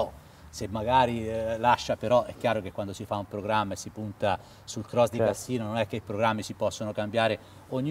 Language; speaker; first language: Italian; native; Italian